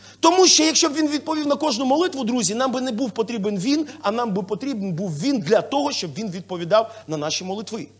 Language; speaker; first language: Ukrainian; non-native, local second language; Russian